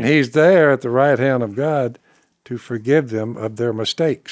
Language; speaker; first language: English; native; English